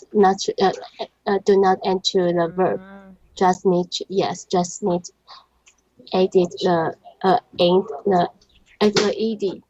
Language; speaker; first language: English; non-native, learner; Chinese